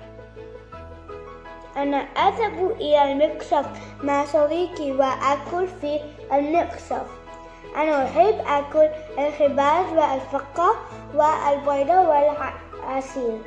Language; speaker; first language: Arabic; non-native, learner; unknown